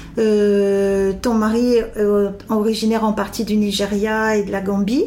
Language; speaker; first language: French; native; French